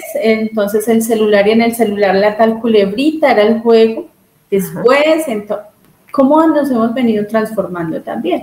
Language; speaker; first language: Spanish; native; Spanish